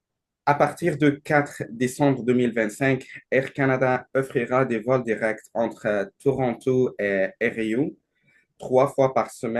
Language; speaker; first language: French; non-native, learner; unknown